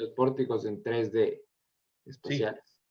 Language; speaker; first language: Spanish; native; Spanish